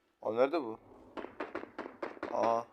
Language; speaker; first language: Turkish; native; Turkish